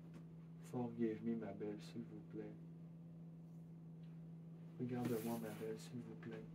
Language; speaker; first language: French; non-native, learner; English